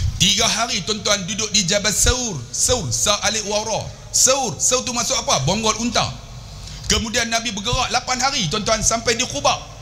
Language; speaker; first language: Malay; native; Malay